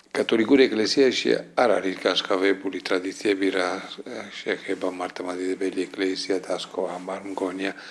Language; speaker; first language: Georgian; non-native, fluent; Italian